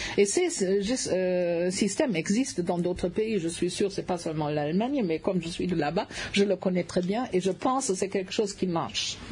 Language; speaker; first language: French; non-native, fluent; German